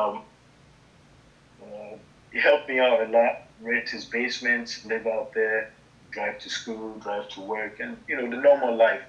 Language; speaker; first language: English; native; English